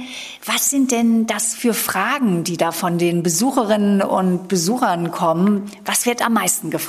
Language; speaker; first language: German; native; German